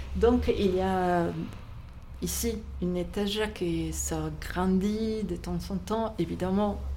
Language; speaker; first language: French; non-native, fluent; Spanish